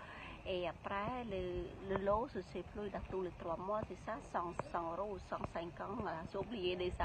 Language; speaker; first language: French; non-native, learner; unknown